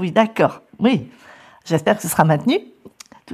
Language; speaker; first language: French; native; French